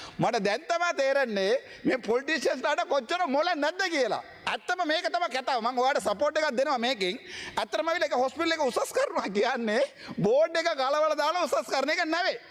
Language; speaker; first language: Sinhala; non-native, local second language; Tamil